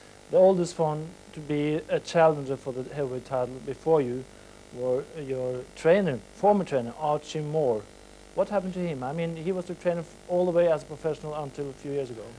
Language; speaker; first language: English; non-native, fluent; Norwegian